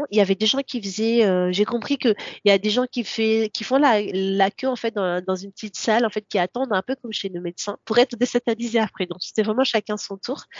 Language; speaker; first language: French; non-native, local second language; Comorian